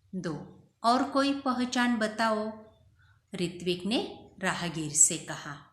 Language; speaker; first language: Hindi; non-native, local second language; Marathi